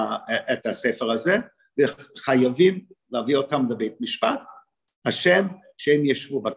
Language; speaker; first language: Hebrew; non-native, fluent; English